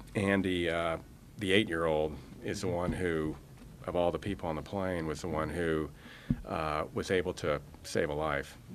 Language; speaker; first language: English; native; English